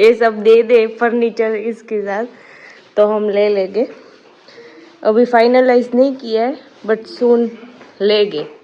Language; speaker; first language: Hindi; non-native, local second language; Gujarati